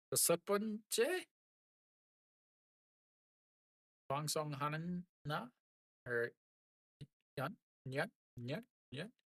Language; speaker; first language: Korean; non-native, learner; English